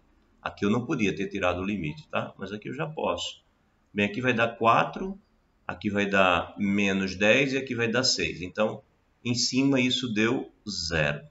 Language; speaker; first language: Portuguese; native; Portuguese